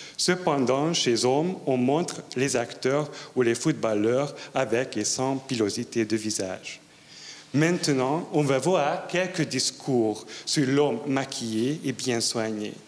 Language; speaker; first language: French; non-native, fluent; Hungarian